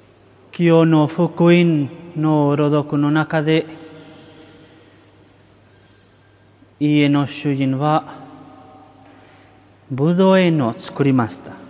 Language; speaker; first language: Japanese; non-native, fluent; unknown